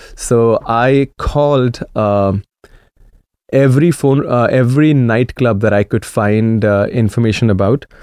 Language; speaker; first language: English; non-native, local second language; Marathi